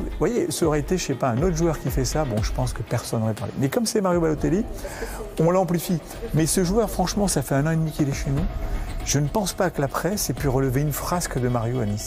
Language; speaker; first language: French; native; French